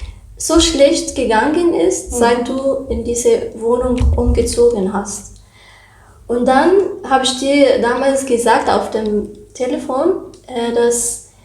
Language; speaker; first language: German; non-native, learner; Arabic